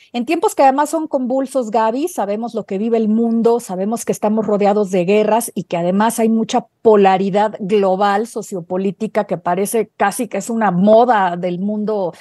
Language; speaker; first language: Spanish; native; Spanish